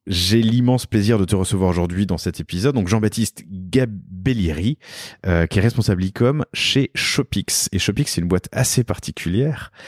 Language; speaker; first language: French; native; French